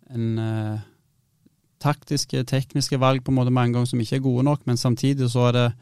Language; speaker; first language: Norwegian; native; Norwegian